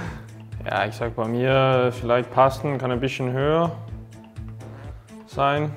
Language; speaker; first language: German; non-native, learner; Danish